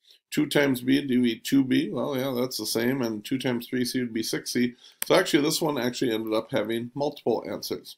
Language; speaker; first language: English; native; English